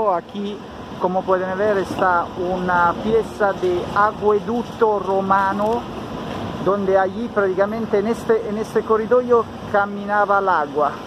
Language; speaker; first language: Spanish; non-native, fluent; Italian